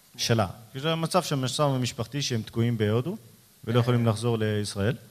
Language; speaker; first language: Hebrew; early bilingual, other home language; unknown